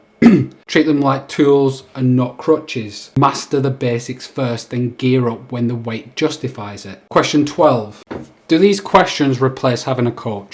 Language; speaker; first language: English; native; English